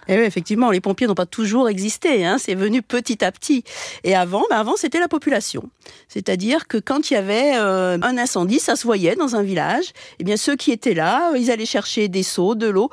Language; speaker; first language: French; native; French